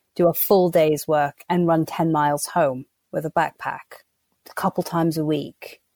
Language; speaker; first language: English; native; English